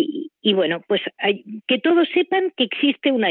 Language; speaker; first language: Spanish; native; Spanish